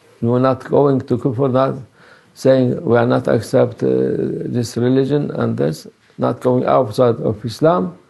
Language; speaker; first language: English; non-native, learner; Turkish